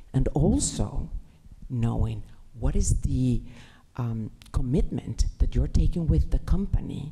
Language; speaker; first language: English; non-native, fluent; Spanish